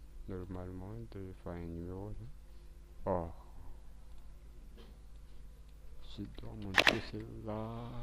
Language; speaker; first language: French; non-native, local second language; Malagasy